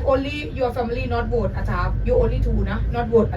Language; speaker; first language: English; non-native, learner; Thai